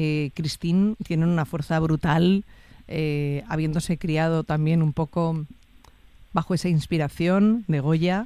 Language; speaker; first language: Spanish; native; Spanish